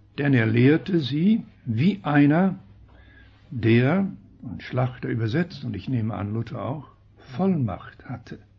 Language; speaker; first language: German; early bilingual, heritage; German